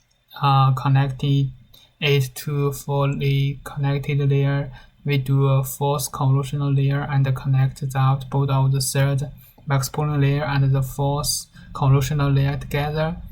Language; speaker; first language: English; non-native, learner; Chinese